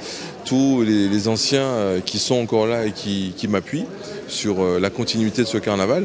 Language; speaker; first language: French; native; French